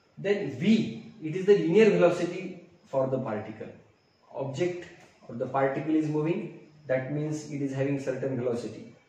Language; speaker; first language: English; non-native, local second language; Marathi